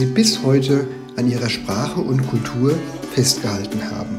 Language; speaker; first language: German; native; German